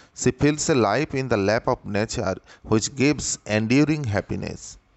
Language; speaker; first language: English; non-native, local second language; Bangla